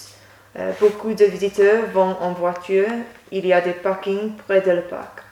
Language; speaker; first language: French; non-native, learner; English